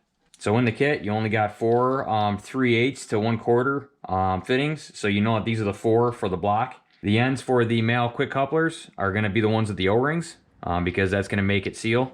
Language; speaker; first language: English; native; English